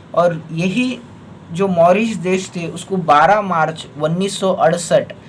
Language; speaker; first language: Hindi; non-native, local second language; Marathi